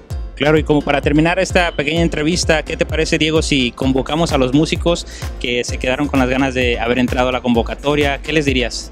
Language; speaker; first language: Spanish; native; Spanish